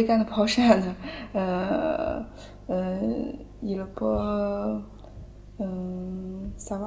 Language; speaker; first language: French; non-native, learner; Chinese